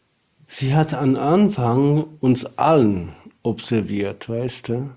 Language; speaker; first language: German; non-native, learner; Polish